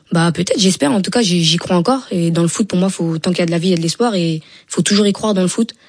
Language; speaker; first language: French; early bilingual, other home language; Wolof